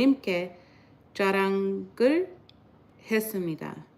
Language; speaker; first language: Korean; non-native, learner; English